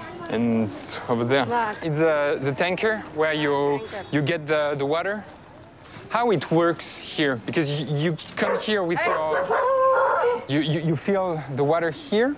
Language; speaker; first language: English; non-native, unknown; French